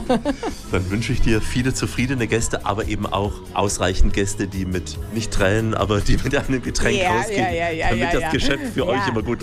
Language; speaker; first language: German; native; German